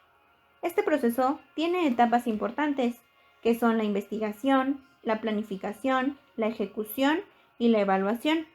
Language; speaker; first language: Spanish; native; Spanish